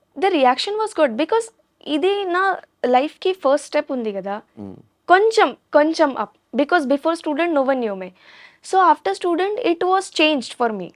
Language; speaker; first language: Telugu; non-native, local second language; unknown